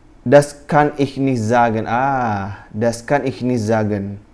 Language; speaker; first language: German; non-native, learner; Indonesian